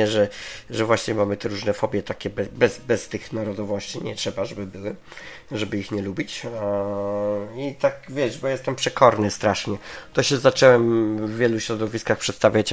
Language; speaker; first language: Polish; native; Polish